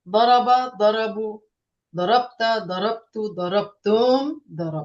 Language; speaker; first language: Arabic; non-native, fluent; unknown